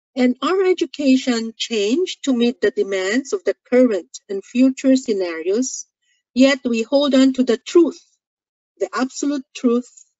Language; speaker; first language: English; non-native, local second language; Min Nan Chinese